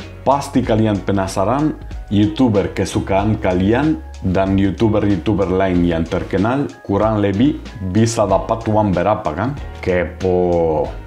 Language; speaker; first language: Indonesian; non-native, fluent; Spanish